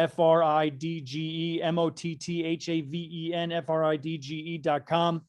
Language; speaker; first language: English; native; English